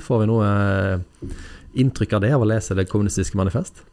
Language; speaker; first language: Norwegian; native; Norwegian